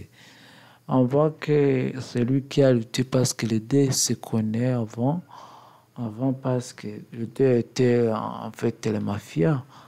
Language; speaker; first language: French; non-native, learner; English